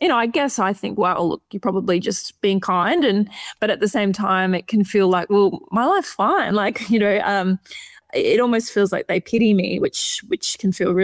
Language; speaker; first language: English; native; English